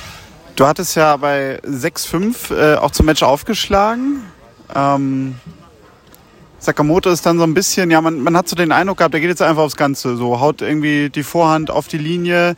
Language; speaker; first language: German; native; German